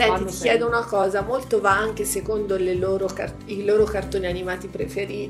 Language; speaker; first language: Italian; native; Italian